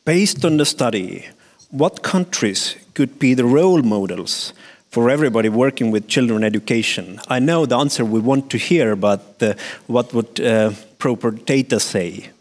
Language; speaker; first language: English; non-native, fluent; Estonian